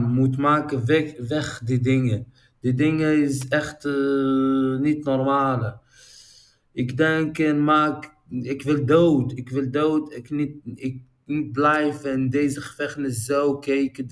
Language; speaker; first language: Dutch; non-native, learner; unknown